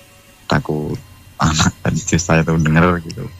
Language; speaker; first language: Indonesian; non-native, local second language; Javanese